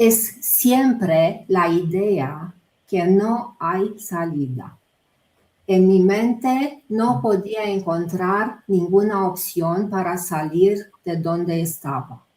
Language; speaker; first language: Spanish; non-native, fluent; Romanian